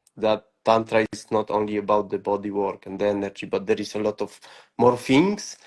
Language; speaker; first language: English; non-native, fluent; Polish